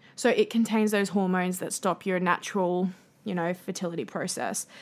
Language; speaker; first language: English; native; English